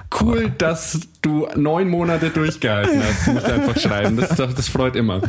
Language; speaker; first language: German; native; German